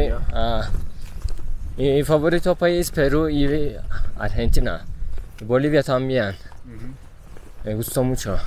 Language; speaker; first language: Spanish; non-native, learner; Turkish